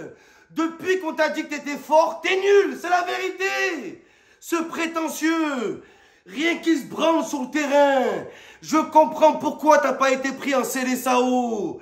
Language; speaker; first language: French; native; French